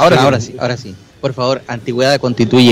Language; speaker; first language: Spanish; native; Spanish